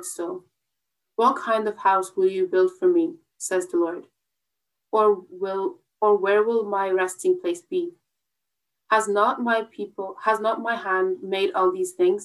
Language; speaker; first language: English; native; English